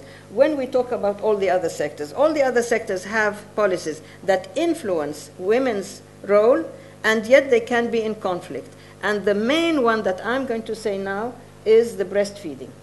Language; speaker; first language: English; non-native, fluent; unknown